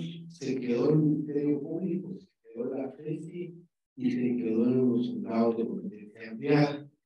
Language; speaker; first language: Spanish; native; Spanish